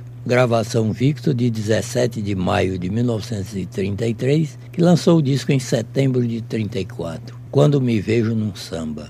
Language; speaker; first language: Portuguese; native; Portuguese